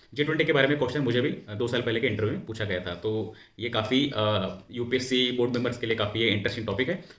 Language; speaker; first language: Hindi; non-native, local second language; Marathi